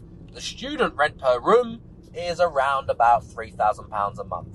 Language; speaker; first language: English; native; English